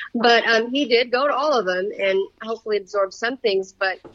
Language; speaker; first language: English; native; English